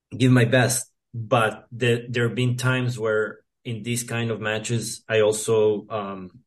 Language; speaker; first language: English; non-native, fluent; Serbian